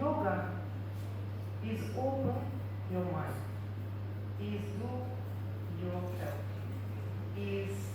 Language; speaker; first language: English; non-native, learner; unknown